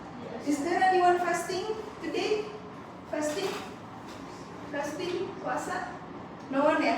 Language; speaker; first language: English; non-native, fluent; Indonesian